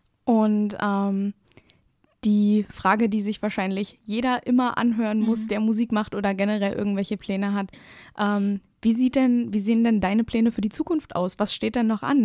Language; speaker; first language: German; native; German